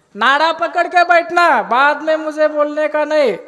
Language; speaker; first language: Hindi; non-native, local second language; Marathi